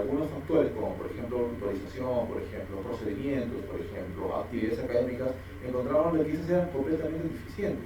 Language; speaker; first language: Spanish; native; Spanish